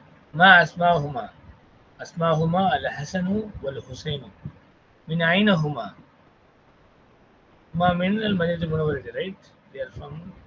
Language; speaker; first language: Arabic; non-native, fluent; Tamil